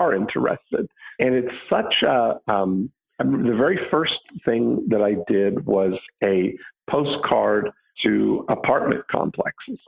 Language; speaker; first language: English; native; English